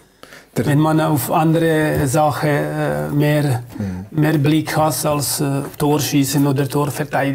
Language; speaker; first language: German; non-native, fluent; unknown